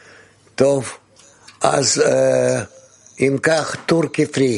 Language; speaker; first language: Hebrew; non-native, fluent; Russian